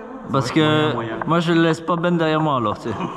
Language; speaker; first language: French; native; French